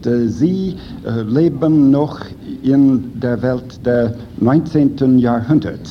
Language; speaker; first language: German; non-native, fluent; English